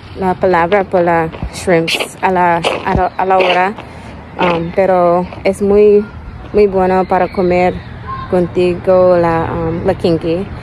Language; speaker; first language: Spanish; non-native, learner; English